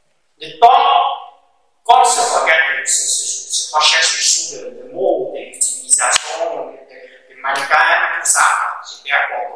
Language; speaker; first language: French; non-native, learner; Chinese